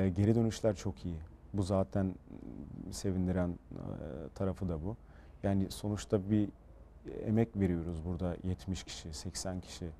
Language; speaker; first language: Turkish; early bilingual, heritage; Turkish